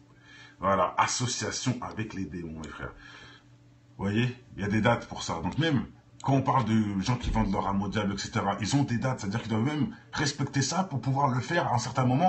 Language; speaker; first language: French; native; French